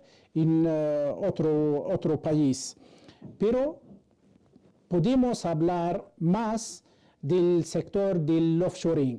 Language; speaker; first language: Spanish; non-native, fluent; Arabic